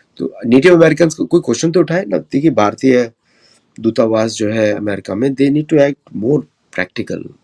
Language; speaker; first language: Hindi; native; Hindi